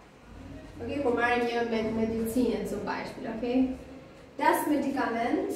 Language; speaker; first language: German; non-native, fluent; Albanian